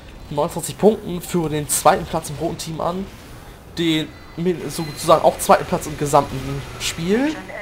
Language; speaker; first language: German; native; German